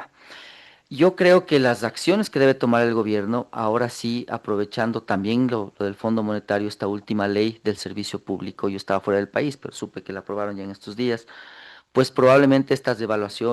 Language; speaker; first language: Spanish; native; Spanish